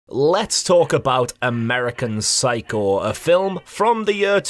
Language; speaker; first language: English; native; English